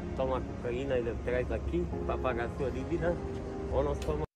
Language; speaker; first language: Portuguese; non-native, fluent; Turkish